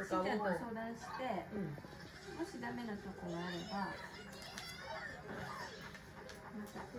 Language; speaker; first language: Japanese; native; Japanese